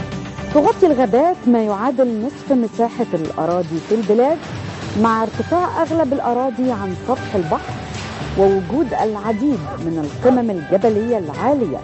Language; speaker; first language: Arabic; native; Arabic